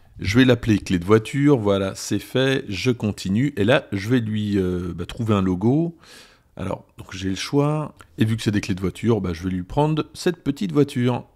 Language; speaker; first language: French; native; French